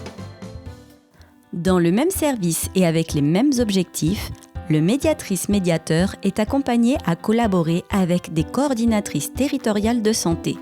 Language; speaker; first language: French; native; French